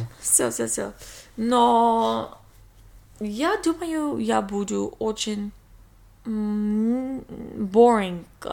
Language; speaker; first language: Russian; non-native, learner; English